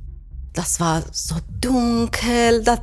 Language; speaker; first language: German; non-native, fluent; Persian